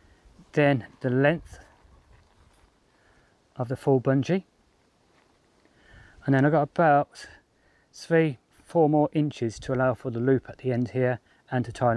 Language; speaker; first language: English; native; English